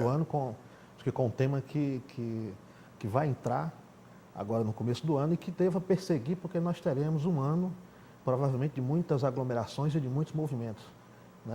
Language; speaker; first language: Portuguese; native; Portuguese